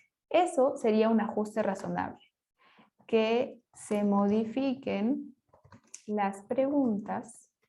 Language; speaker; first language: Spanish; native; Spanish